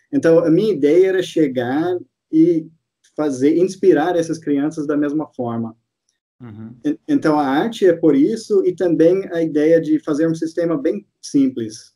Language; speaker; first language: Portuguese; non-native, fluent; English